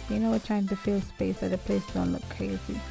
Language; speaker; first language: English; native; English